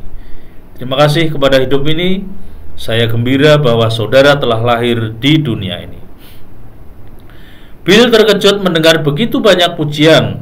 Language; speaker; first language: Indonesian; native; Indonesian